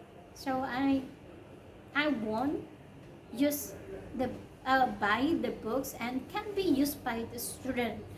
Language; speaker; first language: English; non-native, learner; Indonesian